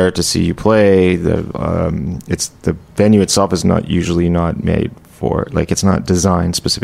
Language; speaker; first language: English; native; English